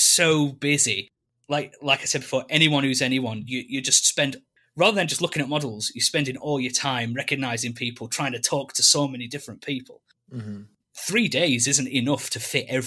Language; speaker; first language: English; native; English